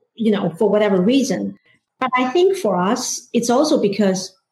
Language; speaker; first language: English; non-native, fluent; Chinese